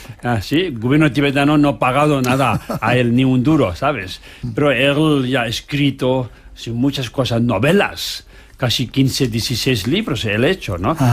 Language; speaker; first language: Spanish; non-native, learner; Tibetan